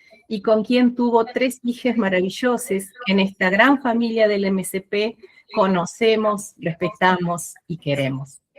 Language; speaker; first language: Spanish; native; Spanish